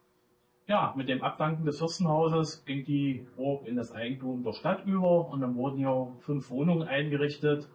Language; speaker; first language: German; native; German